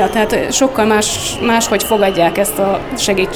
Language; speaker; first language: Hungarian; native; Hungarian